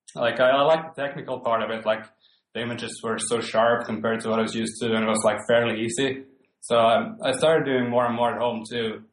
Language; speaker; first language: English; non-native, fluent; Finnish